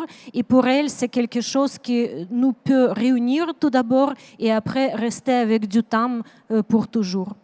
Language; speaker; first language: French; non-native, learner; Ukrainian